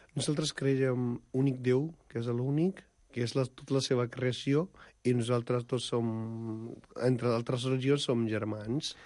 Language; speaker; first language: Catalan; non-native, fluent; Punjabi